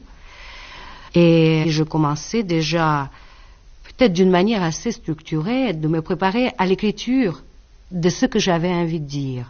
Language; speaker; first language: French; non-native, fluent; Russian